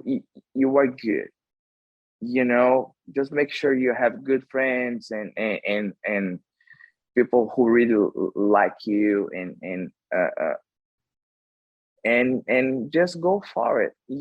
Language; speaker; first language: English; non-native, fluent; Portuguese